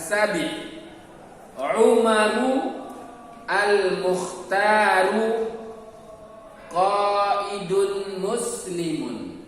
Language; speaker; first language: Arabic; non-native, fluent; Indonesian